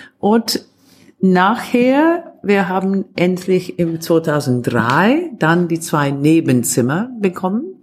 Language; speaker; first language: German; non-native, fluent; Italian